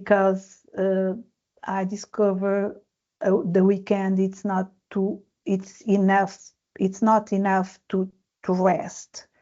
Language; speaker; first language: English; non-native, learner; Portuguese